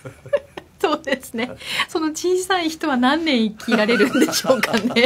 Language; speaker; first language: Japanese; native; Japanese